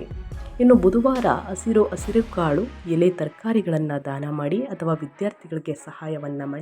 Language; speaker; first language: Kannada; native; Kannada